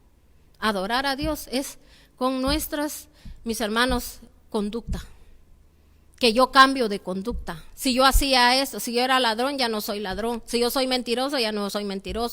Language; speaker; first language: Spanish; native; Spanish